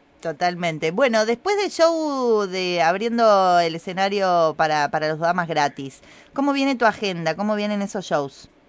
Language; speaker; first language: Spanish; native; Spanish